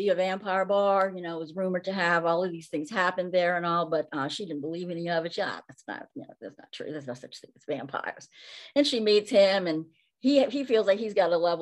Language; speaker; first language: English; native; English